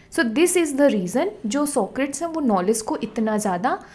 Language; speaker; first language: Hindi; native; Hindi